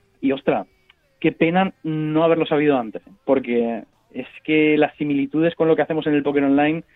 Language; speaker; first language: Spanish; native; Spanish